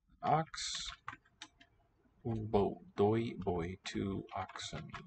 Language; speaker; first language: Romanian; non-native, learner; English